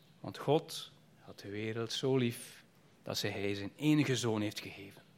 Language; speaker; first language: Dutch; native; Dutch